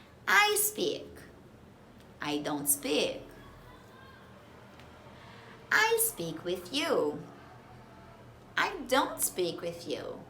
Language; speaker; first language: English; non-native, fluent; Portuguese